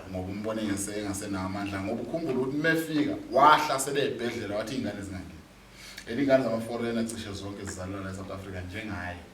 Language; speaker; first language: Zulu; native; Zulu